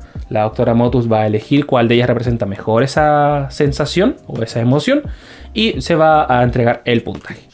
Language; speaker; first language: Spanish; native; Spanish